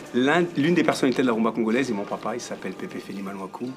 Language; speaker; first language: French; native; French